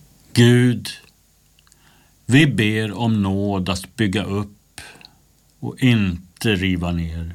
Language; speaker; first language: Swedish; native; Swedish